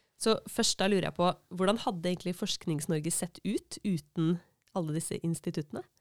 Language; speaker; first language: Norwegian; native; Norwegian